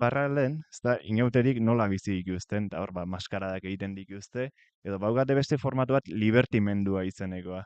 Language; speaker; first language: Basque; native; Basque